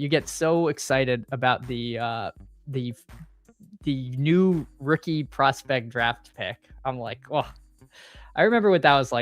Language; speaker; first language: English; native; English